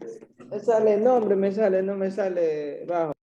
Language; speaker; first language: Spanish; native; Spanish